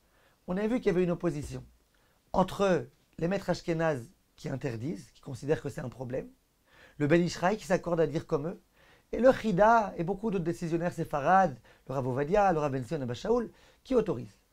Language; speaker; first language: French; native; French